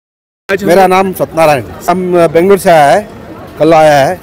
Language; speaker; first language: Hindi; non-native, local second language; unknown